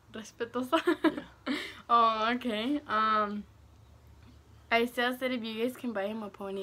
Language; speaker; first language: English; early bilingual, other home language; Spanish